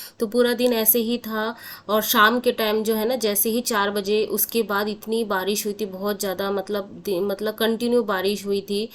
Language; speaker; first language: Hindi; non-native, local second language; Bangla